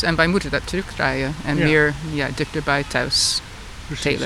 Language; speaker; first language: Dutch; non-native, fluent; English